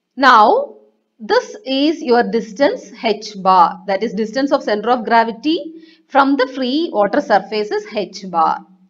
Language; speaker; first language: English; non-native, local second language; Malayalam